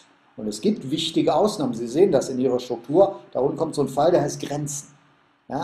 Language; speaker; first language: German; native; German